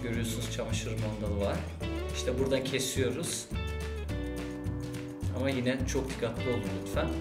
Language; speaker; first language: Turkish; early bilingual, heritage; Turkish